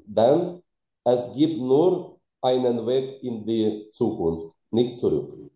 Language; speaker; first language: German; non-native, fluent; Ukrainian